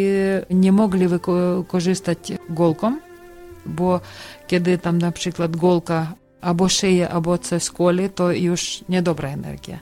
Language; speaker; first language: Polish; non-native, learner; Ukrainian